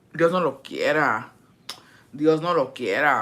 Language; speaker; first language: Spanish; early bilingual, heritage; Spanish